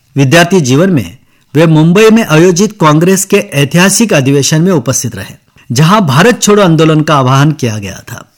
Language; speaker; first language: Hindi; non-native, local second language; Marathi